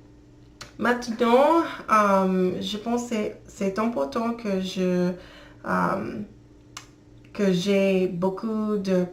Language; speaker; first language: French; non-native, learner; English